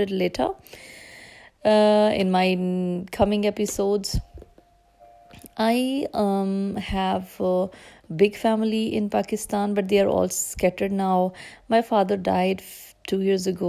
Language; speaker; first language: English; non-native, local second language; Urdu